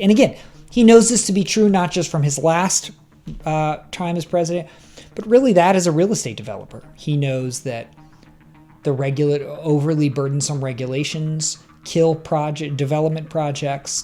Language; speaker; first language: English; native; English